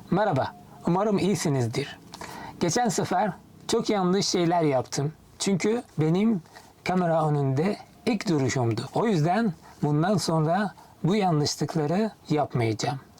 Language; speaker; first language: Turkish; non-native, fluent; Arabic